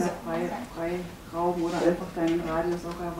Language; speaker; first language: German; native; German